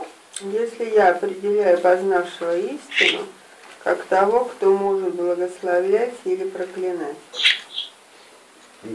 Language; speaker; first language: Russian; native; Russian